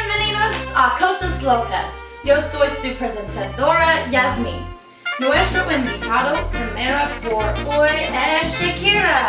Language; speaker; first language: Spanish; non-native, learner; English